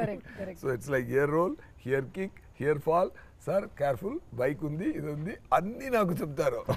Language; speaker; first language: Telugu; non-native, learner; Tamil